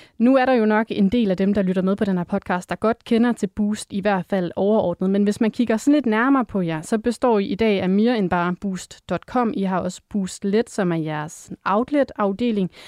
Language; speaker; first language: Danish; native; Danish